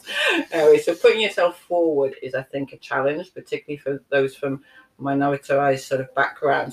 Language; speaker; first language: English; native; English